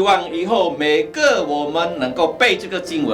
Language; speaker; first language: Chinese; native; Chinese